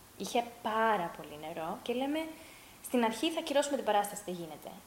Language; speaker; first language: Greek; early bilingual, heritage; Greek